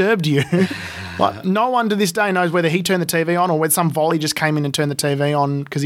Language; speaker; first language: English; native; English